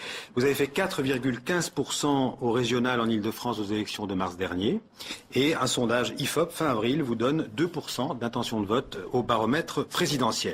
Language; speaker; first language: French; native; French